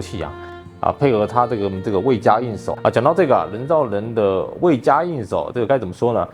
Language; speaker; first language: Chinese; native; Chinese